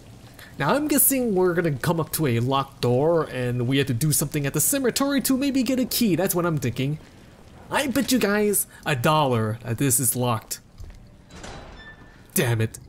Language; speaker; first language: English; native; English